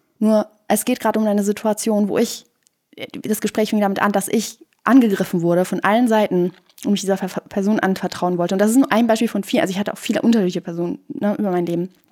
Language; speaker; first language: German; early bilingual, other home language; Persian